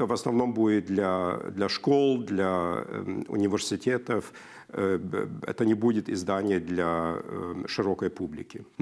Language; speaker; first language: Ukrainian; non-native, learner; German